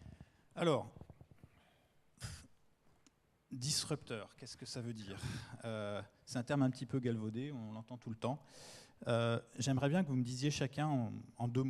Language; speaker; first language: French; native; French